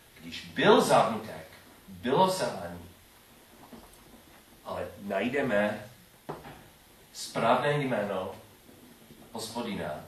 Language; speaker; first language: Czech; non-native, learner; English